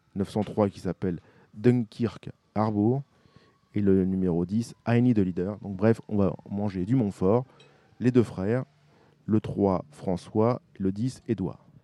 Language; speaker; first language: French; native; French